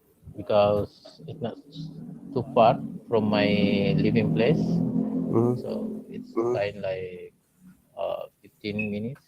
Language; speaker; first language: English; non-native, learner; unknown